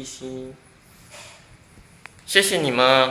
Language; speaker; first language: Chinese; non-native, learner; Indonesian